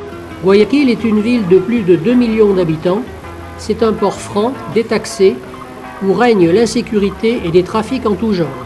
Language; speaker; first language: French; native; French